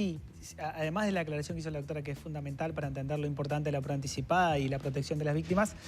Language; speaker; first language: Spanish; native; Spanish